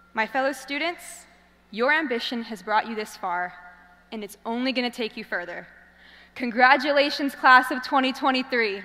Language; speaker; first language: English; native; English